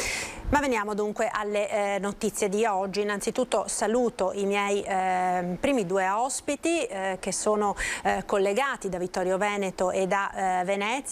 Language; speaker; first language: Italian; native; Italian